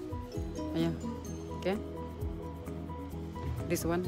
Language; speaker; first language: English; non-native, learner; Filipino